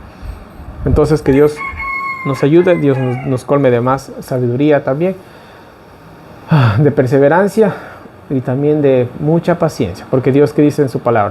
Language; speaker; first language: Spanish; native; Spanish